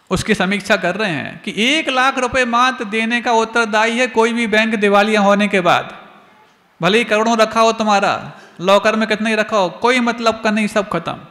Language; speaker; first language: Hindi; native; Hindi